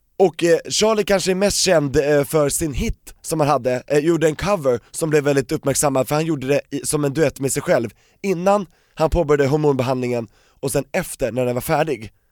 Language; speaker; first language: Swedish; native; Swedish